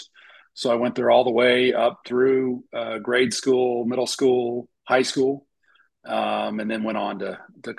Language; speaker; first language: English; native; English